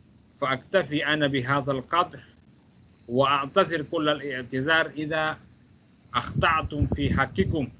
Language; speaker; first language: Arabic; non-native, fluent; Malay